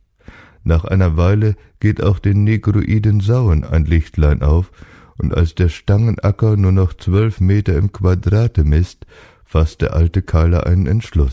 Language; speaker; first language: German; native; German